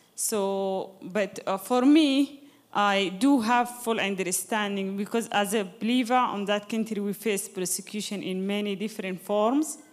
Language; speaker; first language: English; non-native, fluent; Arabic